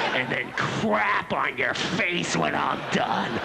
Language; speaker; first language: English; native; English